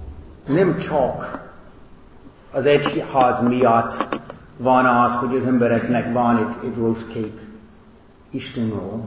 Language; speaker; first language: Hungarian; non-native, learner; English